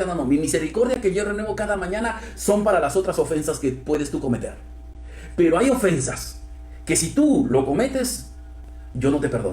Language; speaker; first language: Spanish; native; Spanish